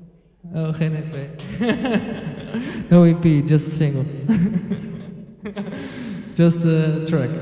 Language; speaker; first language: English; non-native, fluent; Dutch